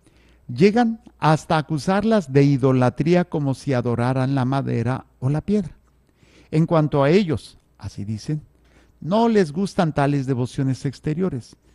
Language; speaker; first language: Spanish; native; Spanish